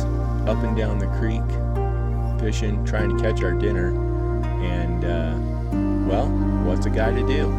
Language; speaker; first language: English; native; English